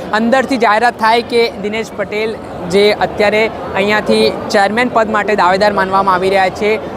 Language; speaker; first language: Gujarati; native; Gujarati